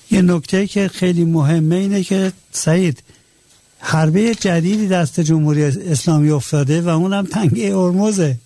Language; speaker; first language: Persian; native; Persian